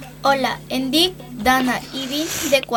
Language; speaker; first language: Catalan; non-native, learner; Spanish